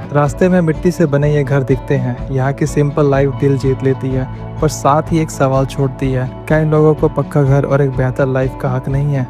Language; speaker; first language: Hindi; native; Hindi